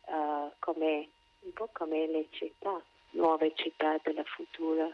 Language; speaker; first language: Italian; non-native, fluent; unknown